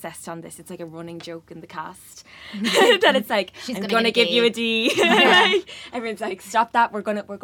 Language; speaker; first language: English; native; English